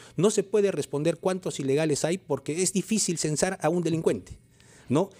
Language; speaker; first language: Spanish; native; Spanish